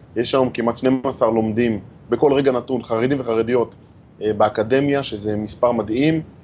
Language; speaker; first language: Hebrew; native; Hebrew